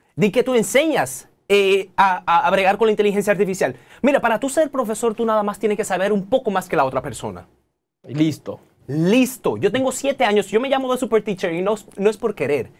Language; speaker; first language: Spanish; native; Spanish